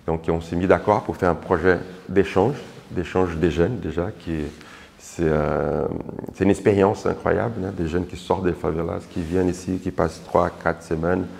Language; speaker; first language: French; non-native, fluent; Portuguese